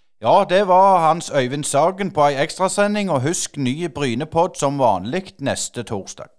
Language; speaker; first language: Norwegian; native; Norwegian